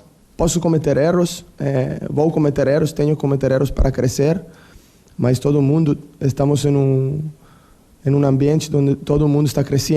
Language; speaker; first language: Portuguese; non-native, fluent; Italian